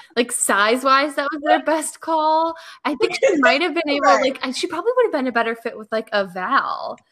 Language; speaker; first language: English; native; English